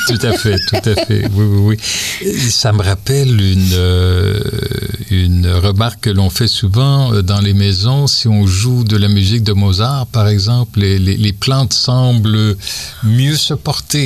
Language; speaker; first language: French; native; French